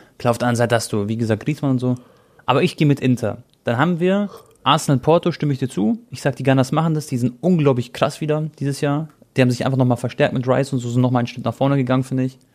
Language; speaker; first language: German; early bilingual, other home language; Croatian